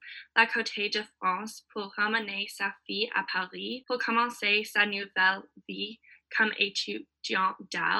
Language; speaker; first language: French; non-native, learner; English